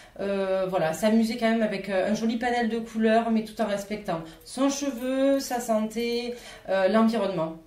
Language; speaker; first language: French; native; French